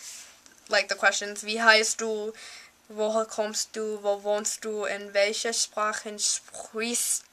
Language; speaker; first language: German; non-native, learner; English